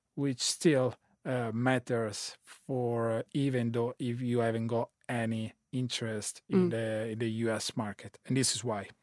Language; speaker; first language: English; non-native, fluent; Italian